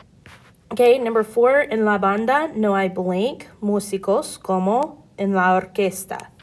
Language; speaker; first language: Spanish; non-native, fluent; English